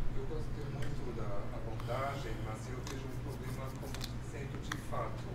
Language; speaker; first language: Portuguese; non-native, fluent; German